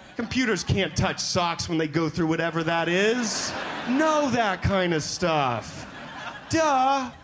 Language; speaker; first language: English; native; English